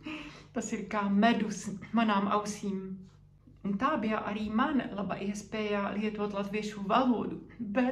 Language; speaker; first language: Latvian; non-native, fluent; Czech